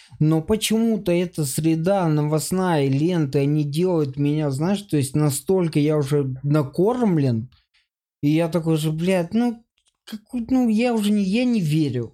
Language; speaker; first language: Russian; native; Russian